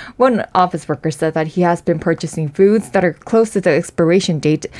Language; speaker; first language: English; non-native, fluent; Korean